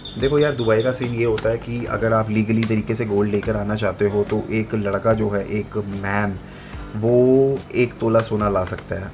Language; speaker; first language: Hindi; native; Hindi